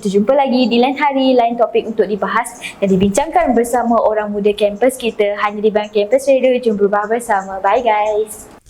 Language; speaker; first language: Malay; native; Malay